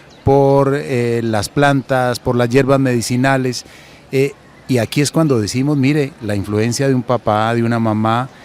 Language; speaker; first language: Spanish; native; Spanish